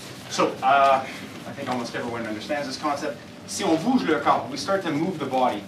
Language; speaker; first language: English; native; English